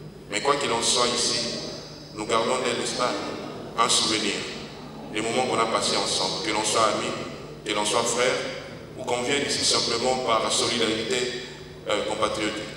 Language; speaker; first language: French; non-native, local second language; Lingala